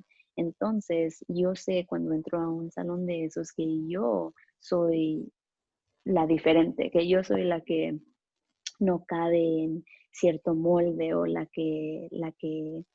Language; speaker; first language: Spanish; early bilingual, other home language; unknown